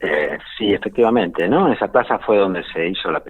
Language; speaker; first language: Spanish; native; Spanish